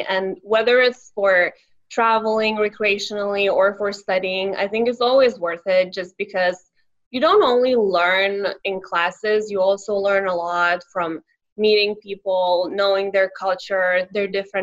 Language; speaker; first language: English; non-native, fluent; Lithuanian